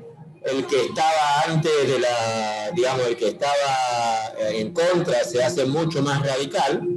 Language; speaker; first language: Spanish; native; Spanish